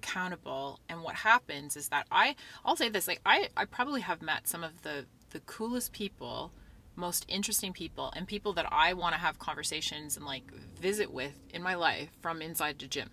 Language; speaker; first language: English; native; English